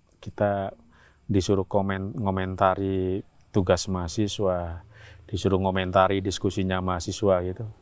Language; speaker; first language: Indonesian; non-native, local second language; Javanese